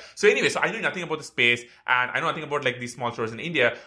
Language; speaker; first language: English; non-native, local second language; Tamil